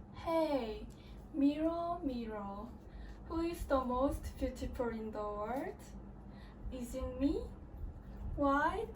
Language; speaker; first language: English; non-native, learner; Indonesian